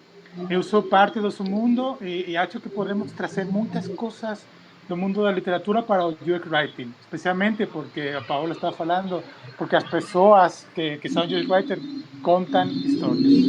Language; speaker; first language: Portuguese; non-native, fluent; Spanish